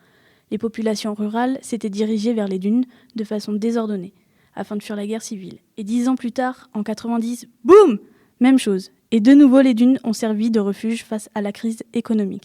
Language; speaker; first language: French; native; French